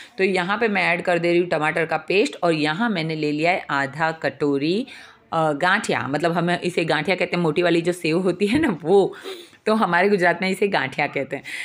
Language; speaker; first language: Hindi; non-native, local second language; Gujarati